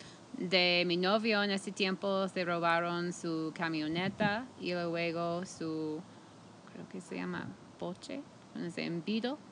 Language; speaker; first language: Spanish; non-native, fluent; English